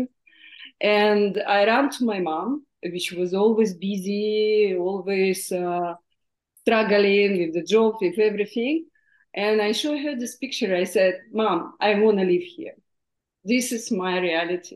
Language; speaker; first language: English; non-native, fluent; Russian